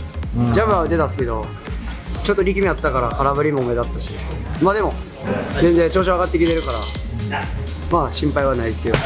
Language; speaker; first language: Japanese; native; Japanese